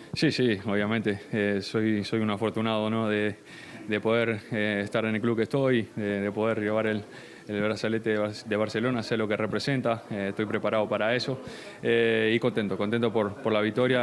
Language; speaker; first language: Spanish; native; Spanish